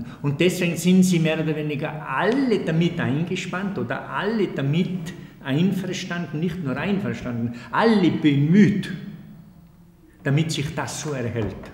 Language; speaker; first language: German; early bilingual, heritage; German